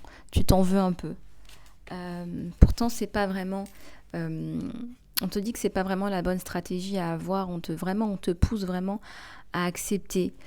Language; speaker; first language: French; native; French